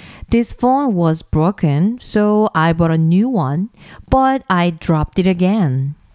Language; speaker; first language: English; non-native, fluent; Korean